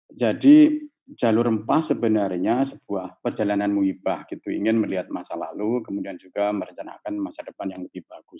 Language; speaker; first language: Indonesian; native; Indonesian